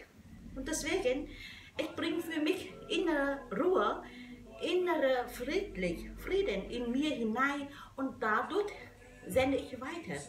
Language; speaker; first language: German; non-native, learner; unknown